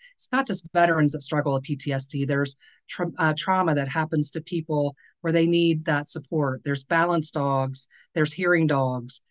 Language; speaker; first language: English; native; English